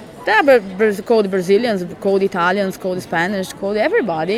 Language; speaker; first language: English; non-native, fluent; Portuguese